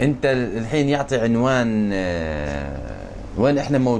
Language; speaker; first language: Arabic; native; Arabic